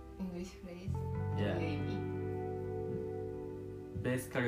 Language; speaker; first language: English; non-native, learner; Japanese